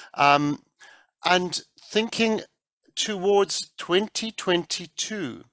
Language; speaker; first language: English; native; English